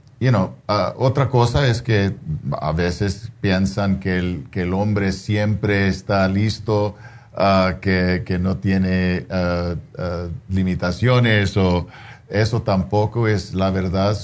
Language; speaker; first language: Spanish; non-native, fluent; English